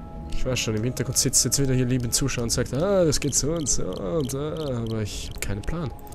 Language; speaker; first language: German; native; German